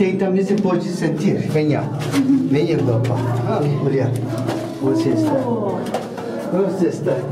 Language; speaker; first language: Portuguese; non-native, learner; Turkish